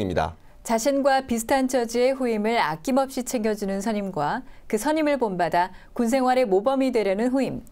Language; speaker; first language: Korean; native; Korean